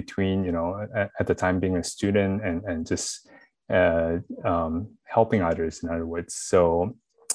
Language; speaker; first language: English; non-native, local second language; Chinese